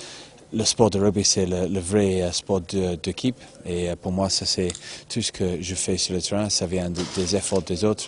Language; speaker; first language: French; non-native, fluent; English